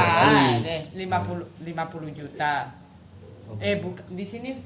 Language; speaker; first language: Indonesian; non-native, fluent; Spanish